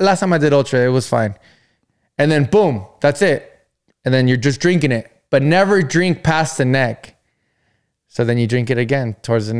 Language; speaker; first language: English; early bilingual, other home language; Spanish